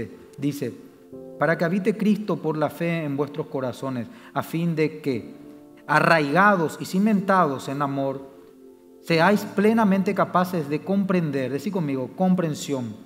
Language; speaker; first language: Spanish; native; Spanish